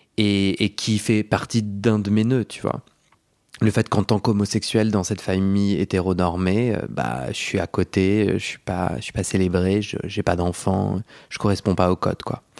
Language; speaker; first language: French; native; French